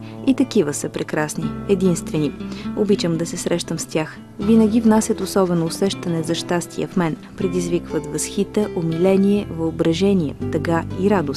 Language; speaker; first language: Bulgarian; native; Bulgarian